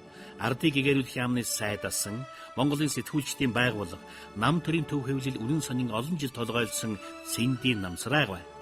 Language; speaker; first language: Mongolian; native; Mongolian